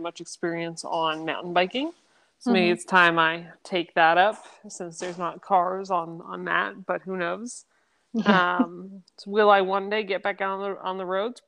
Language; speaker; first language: English; native; English